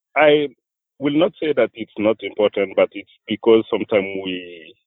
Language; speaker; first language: English; non-native, fluent; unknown